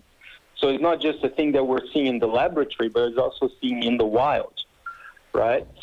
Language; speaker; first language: English; non-native, fluent; Portuguese